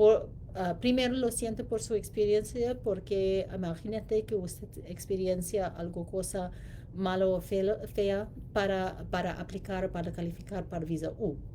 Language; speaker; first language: Spanish; non-native, learner; English